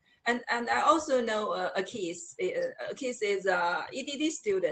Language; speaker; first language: English; non-native, learner; Chinese